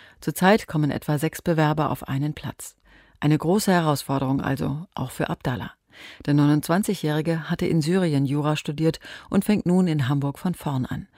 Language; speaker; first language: German; native; German